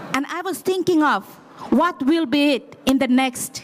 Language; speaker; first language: English; non-native, fluent; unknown